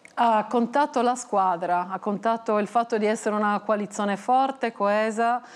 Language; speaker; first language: Italian; native; Italian